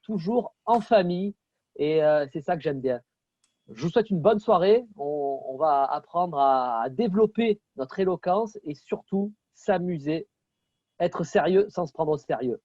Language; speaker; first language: French; native; French